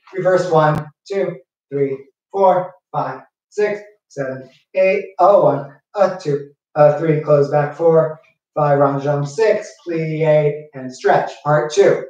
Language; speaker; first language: English; native; English